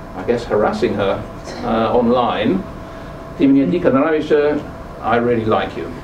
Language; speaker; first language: English; native; English